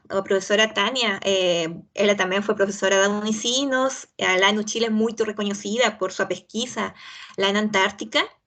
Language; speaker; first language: Portuguese; non-native, fluent; Spanish